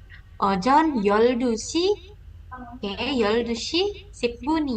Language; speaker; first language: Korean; non-native, fluent; Indonesian